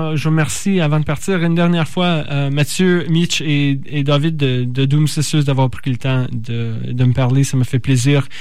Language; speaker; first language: French; native; French